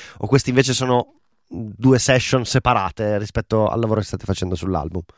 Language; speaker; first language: Italian; native; Italian